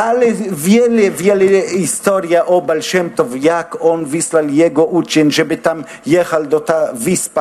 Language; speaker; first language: Polish; non-native, learner; Hebrew